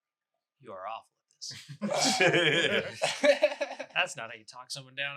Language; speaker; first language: English; native; English